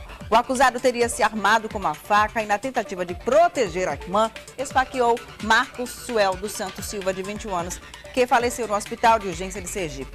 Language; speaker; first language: Portuguese; native; Portuguese